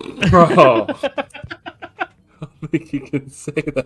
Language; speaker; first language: English; native; English